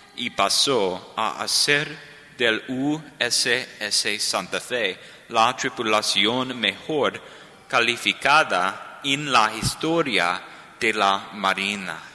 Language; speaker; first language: Spanish; non-native, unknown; English